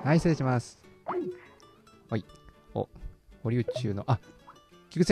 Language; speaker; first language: Japanese; native; Japanese